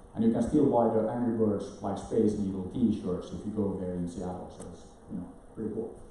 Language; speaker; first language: English; non-native, fluent; Finnish